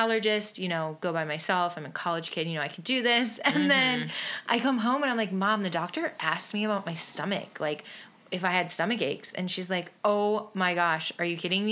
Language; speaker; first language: English; native; English